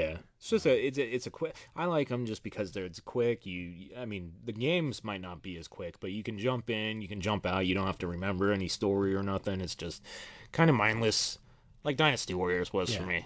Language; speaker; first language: English; native; English